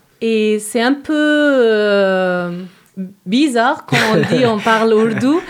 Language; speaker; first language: French; non-native, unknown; Persian